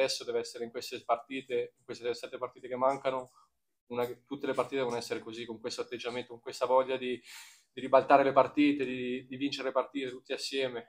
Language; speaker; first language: Italian; native; Italian